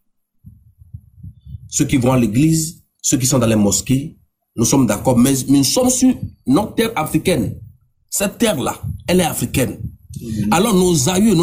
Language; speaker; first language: French; non-native, local second language; Ewe